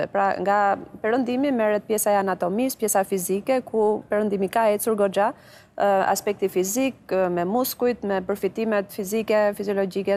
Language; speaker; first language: Albanian; native; Albanian